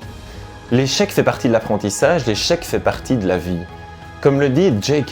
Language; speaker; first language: French; native; French